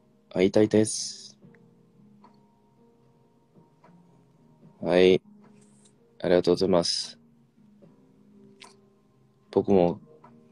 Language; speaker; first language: Japanese; non-native, learner; Korean